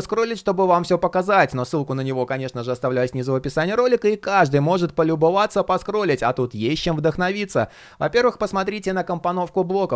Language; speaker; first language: Russian; native; Russian